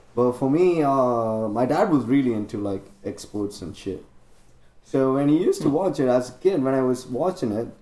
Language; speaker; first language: English; non-native, local second language; Tamil